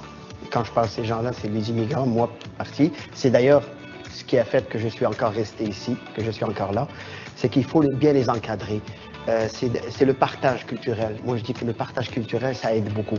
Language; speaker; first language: French; non-native, local second language; Arabic